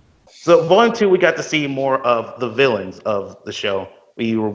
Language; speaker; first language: English; native; English